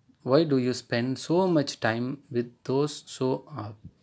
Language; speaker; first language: English; non-native, local second language; Tamil